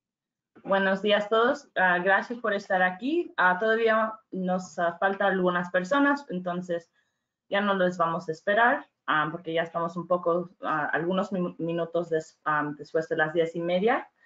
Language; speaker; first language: Spanish; non-native, fluent; English